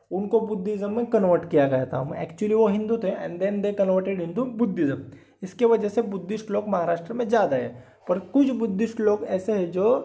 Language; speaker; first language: Hindi; non-native, local second language; Marathi